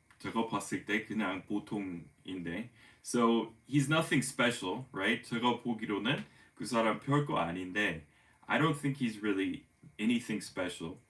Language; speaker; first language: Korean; non-native, fluent; English